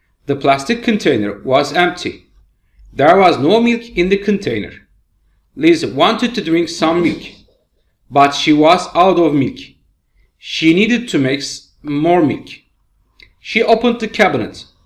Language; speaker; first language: English; non-native, fluent; Turkish